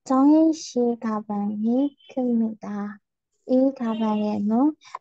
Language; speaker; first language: Korean; non-native, learner; Burmese